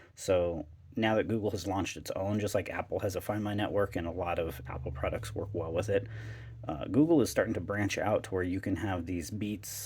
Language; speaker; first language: English; native; English